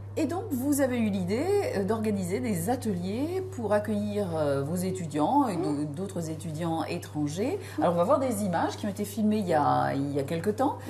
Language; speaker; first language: French; native; French